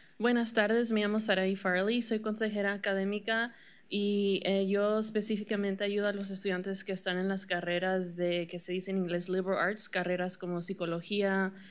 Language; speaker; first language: Spanish; early bilingual, heritage; Spanish